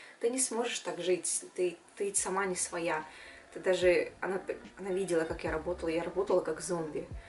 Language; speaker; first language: Russian; non-native, local second language; Kyrgyz